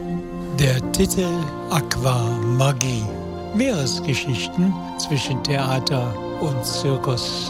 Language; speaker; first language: German; native; German